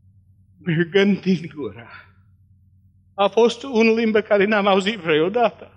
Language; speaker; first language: Romanian; non-native, learner; English